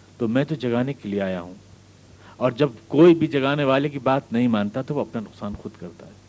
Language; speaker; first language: Urdu; native; Urdu